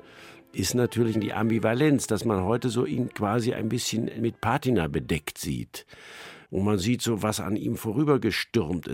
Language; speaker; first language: German; native; German